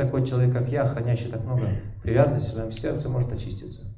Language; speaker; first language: Russian; native; Russian